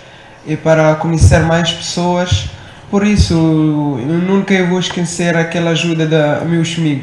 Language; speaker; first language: Portuguese; non-native, learner; Arabic